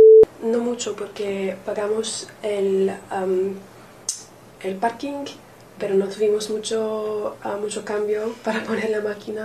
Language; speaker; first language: Spanish; non-native, learner; English